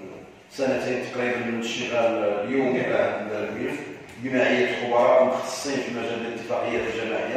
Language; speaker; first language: Arabic; native; Arabic